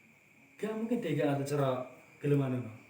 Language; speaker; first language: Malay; non-native, local second language; Javanese